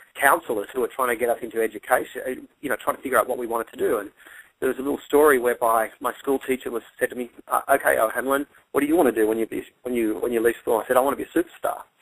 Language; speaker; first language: English; native; English